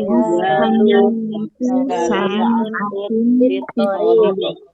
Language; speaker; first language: Arabic; non-native, learner; Indonesian